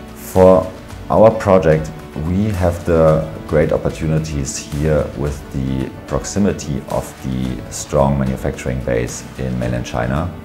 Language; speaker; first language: English; non-native, fluent; German